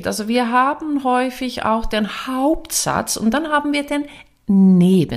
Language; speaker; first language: German; non-native, fluent; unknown